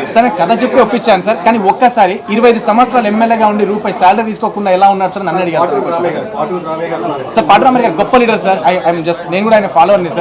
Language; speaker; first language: Telugu; native; Telugu